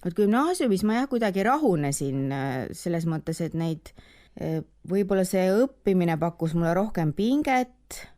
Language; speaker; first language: Estonian; native; Estonian